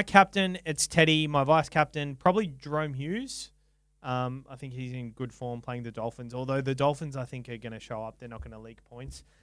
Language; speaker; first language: English; native; English